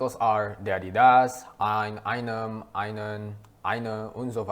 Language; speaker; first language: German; non-native, fluent; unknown